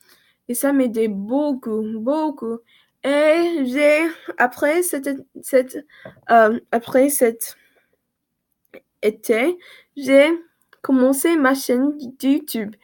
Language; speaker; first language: French; non-native, learner; English